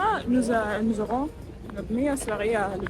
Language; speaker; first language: French; non-native, fluent; German